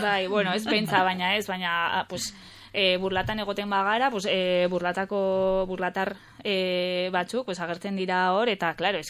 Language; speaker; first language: Basque; non-native, local second language; Spanish